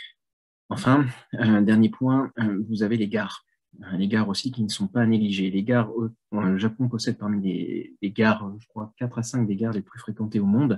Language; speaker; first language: French; native; French